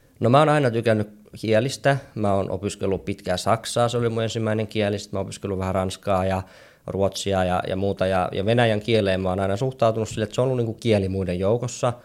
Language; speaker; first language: Finnish; native; Finnish